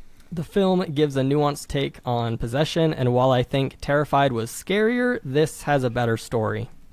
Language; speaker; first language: English; native; English